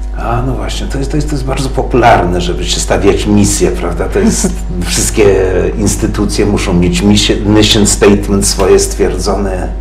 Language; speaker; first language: Polish; early bilingual, heritage; Polish